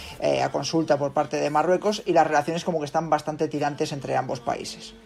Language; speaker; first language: Spanish; native; Spanish